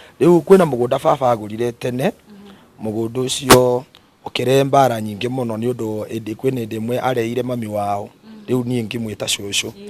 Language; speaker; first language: Kikuyu; non-native, local second language; Gusii